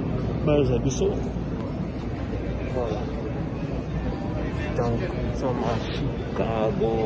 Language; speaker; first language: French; non-native, local second language; Lingala